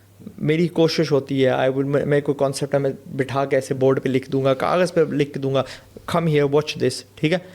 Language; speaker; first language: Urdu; non-native, fluent; English